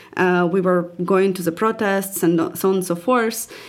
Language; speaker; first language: English; non-native, fluent; Ukrainian